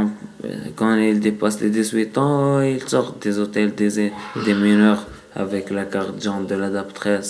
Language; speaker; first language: French; non-native, learner; Arabic